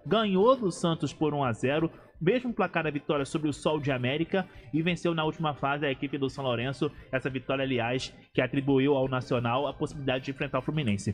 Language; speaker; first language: Portuguese; native; Portuguese